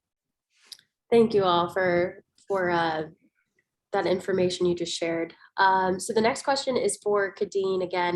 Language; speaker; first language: English; native; English